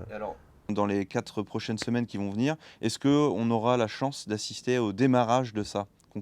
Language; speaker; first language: French; native; French